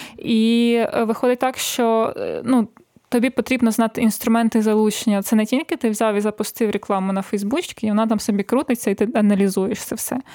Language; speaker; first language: Ukrainian; native; Ukrainian